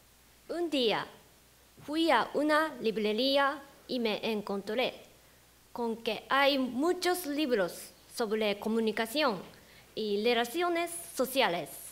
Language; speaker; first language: Spanish; non-native, fluent; Japanese